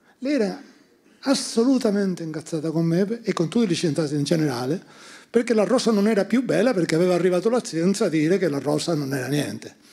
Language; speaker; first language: Italian; non-native, fluent; Spanish